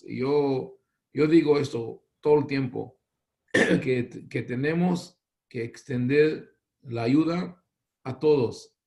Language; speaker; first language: Spanish; non-native, fluent; Hebrew